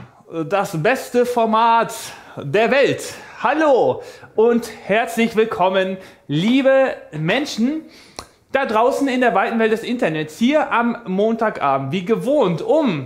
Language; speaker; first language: German; native; German